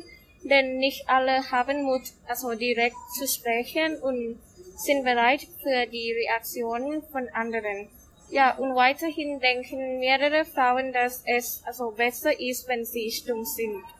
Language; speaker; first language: German; non-native, learner; Thai